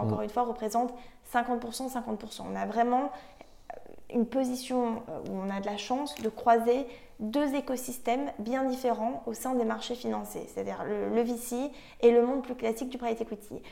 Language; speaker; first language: French; native; French